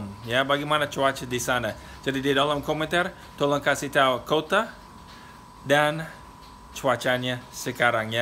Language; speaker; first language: Indonesian; non-native, fluent; English